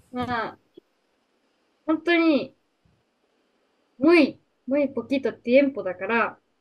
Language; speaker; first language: Spanish; non-native, learner; Japanese